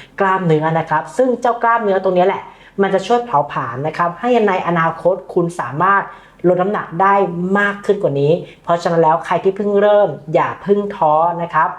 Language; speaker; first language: Thai; native; Thai